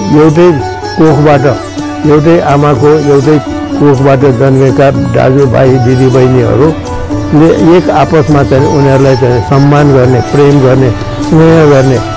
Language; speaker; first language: Nepali; non-native, local second language; Newari